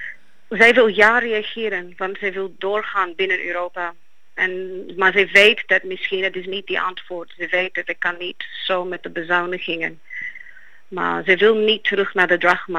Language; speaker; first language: Dutch; non-native, fluent; Greek